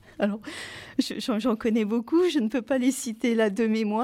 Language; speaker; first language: French; native; French